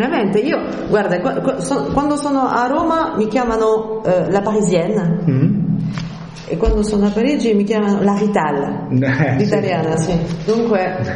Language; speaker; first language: Italian; early bilingual, heritage; French